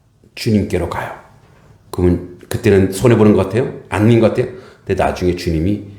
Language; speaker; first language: Korean; native; Korean